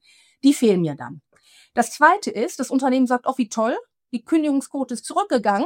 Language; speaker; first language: German; native; German